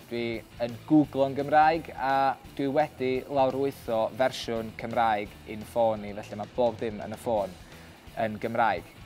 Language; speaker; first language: Welsh; native; Welsh